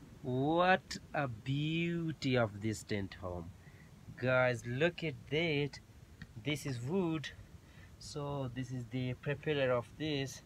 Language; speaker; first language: English; non-native, local second language; Urdu